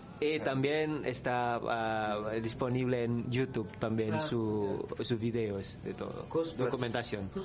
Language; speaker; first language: Spanish; non-native, learner; Indonesian